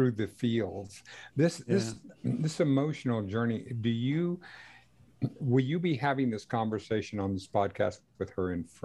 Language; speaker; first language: English; non-native, fluent; Spanish